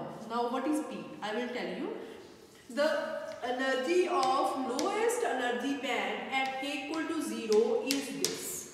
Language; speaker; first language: English; non-native, local second language; Hindi